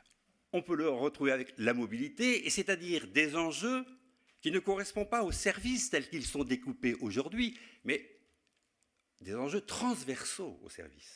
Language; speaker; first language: French; native; French